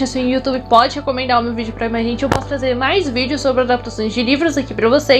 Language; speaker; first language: Portuguese; native; Portuguese